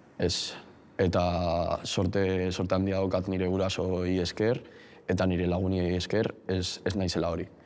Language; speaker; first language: Basque; early bilingual, other home language; Arabic